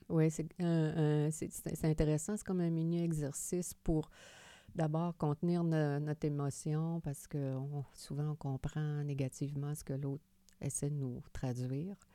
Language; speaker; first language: French; native; French